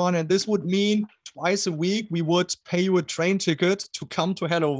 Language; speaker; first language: English; non-native, fluent; German